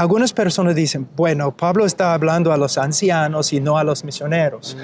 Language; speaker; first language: Spanish; non-native, fluent; English